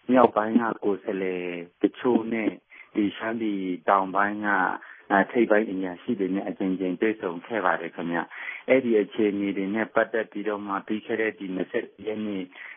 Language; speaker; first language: Burmese; non-native, local second language; Shan